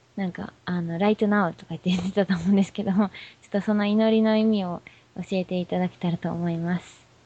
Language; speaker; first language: Japanese; native; Japanese